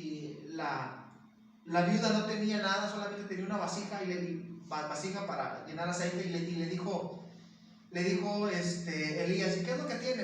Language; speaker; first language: Spanish; native; Spanish